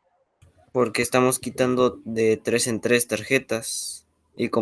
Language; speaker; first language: Spanish; native; Spanish